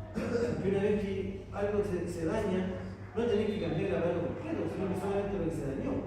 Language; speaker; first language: Spanish; native; Spanish